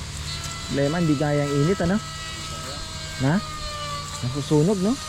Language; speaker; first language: Filipino; native; Filipino